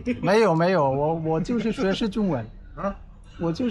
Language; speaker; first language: Chinese; non-native, fluent; Bangla